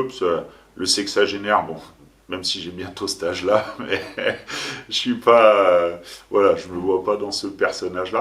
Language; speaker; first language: French; native; French